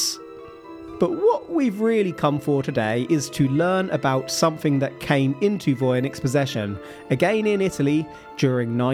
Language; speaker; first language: English; native; English